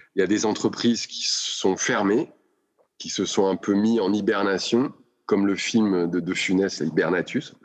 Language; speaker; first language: French; native; French